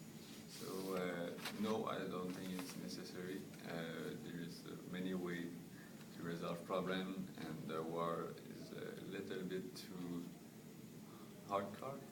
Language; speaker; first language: English; non-native, learner; French